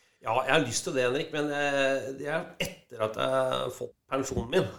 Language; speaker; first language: Norwegian; native; Norwegian